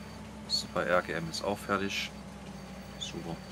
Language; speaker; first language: German; native; German